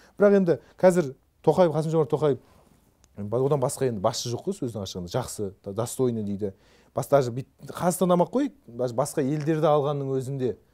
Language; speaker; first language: Kazakh; native; Kazakh